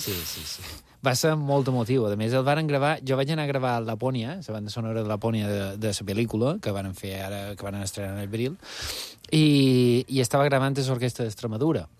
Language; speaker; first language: Catalan; native; Catalan